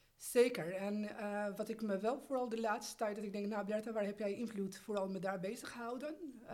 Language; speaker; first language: Dutch; early bilingual, other home language; Albanian